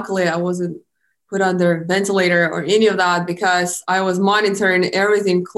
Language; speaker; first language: English; non-native, fluent; Russian